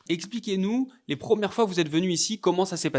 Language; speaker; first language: French; native; French